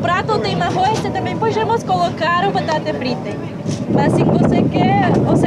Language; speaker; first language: Portuguese; early bilingual, heritage; English